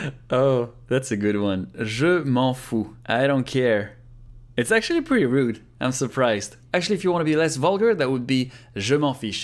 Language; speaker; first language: English; non-native, fluent; Japanese